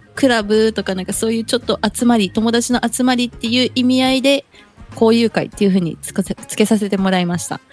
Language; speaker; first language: Japanese; early bilingual, other home language; Portuguese